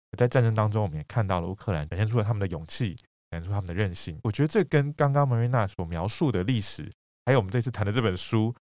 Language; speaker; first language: Chinese; native; Chinese